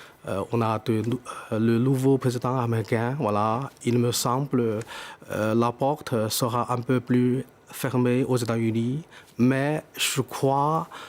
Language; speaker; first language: French; non-native, fluent; Chinese